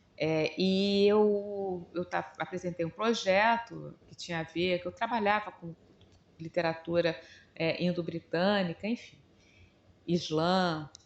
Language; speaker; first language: Portuguese; native; Portuguese